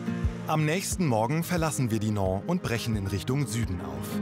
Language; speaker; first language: German; native; German